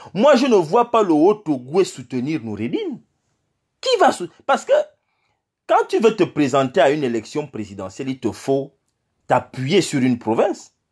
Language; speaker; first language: French; non-native, local second language; Fang